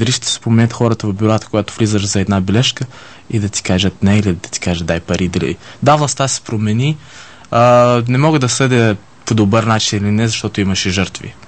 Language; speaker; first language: Bulgarian; early bilingual, heritage; Bulgarian